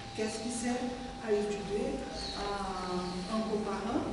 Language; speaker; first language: French; non-native, learner; Portuguese